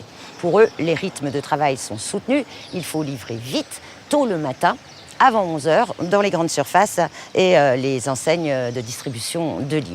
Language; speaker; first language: French; native; French